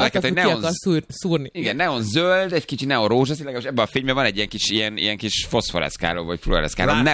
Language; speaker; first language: Hungarian; native; Hungarian